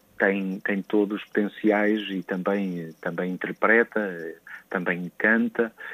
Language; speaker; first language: Portuguese; native; Portuguese